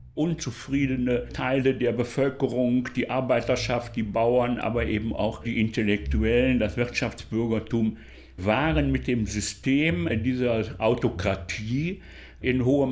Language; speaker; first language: German; native; German